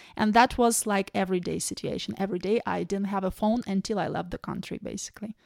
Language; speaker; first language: English; non-native, fluent; Ukrainian